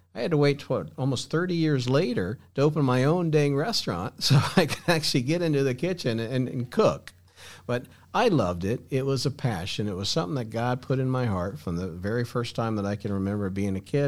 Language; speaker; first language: English; native; English